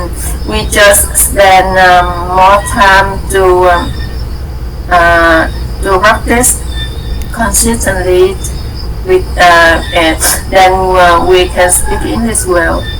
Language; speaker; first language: English; non-native, learner; Vietnamese